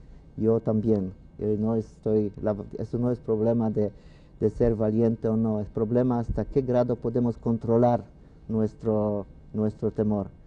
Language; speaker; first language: Spanish; non-native, fluent; Polish